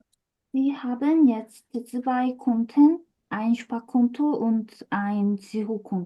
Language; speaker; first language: German; non-native, learner; Korean